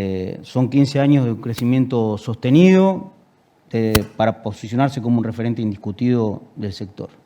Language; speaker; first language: Spanish; native; Spanish